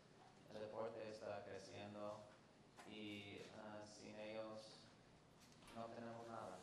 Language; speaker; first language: Spanish; non-native, fluent; English